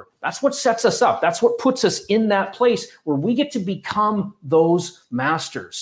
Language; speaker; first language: English; native; English